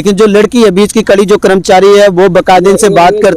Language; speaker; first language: Hindi; native; Hindi